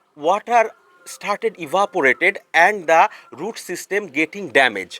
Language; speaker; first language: English; non-native, local second language; Bangla